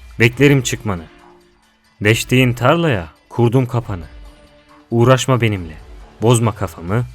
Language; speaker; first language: Turkish; native; Turkish